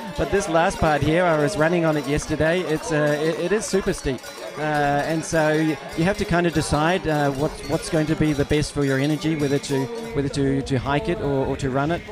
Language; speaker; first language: English; native; English